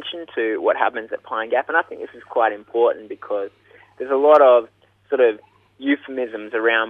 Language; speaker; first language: English; native; English